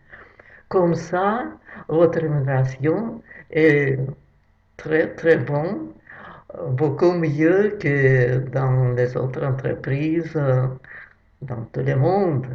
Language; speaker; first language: French; non-native, fluent; Russian